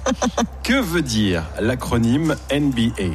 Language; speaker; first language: French; native; French